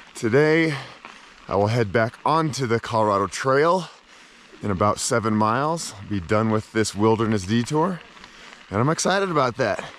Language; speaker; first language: English; native; English